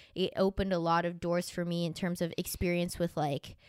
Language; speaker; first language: English; native; English